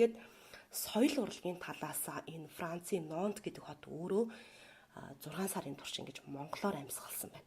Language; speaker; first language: Mongolian; native; Mongolian